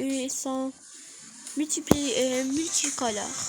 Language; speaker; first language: French; non-native, learner; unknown